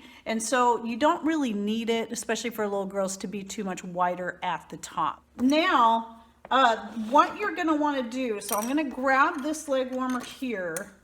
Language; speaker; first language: English; native; English